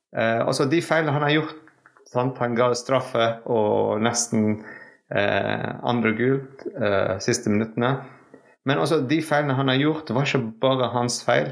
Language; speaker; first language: Norwegian; non-native, fluent; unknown